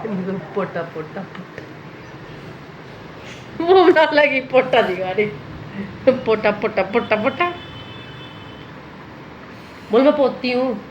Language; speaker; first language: Hindi; native; Hindi